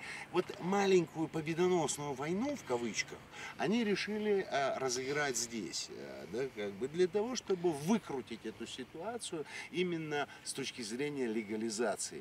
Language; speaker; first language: Russian; native; Russian